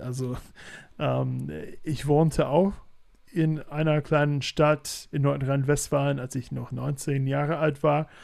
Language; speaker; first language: German; non-native, fluent; English